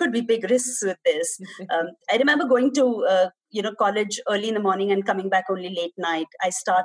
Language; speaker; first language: English; non-native, local second language; Hindi